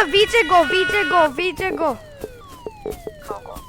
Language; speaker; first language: Polish; early bilingual, heritage; Polish